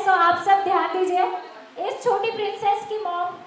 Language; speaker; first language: Hindi; native; Hindi